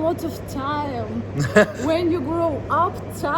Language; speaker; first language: English; non-native, learner; Russian